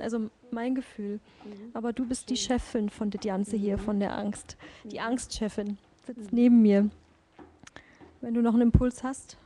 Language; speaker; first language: German; native; German